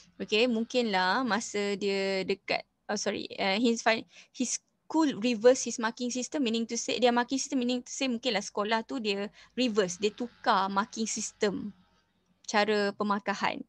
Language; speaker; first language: English; non-native, local second language; Malay